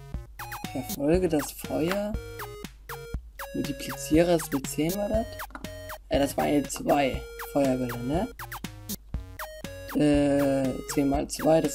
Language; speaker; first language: German; native; German